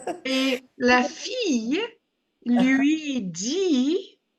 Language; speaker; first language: French; non-native, fluent; English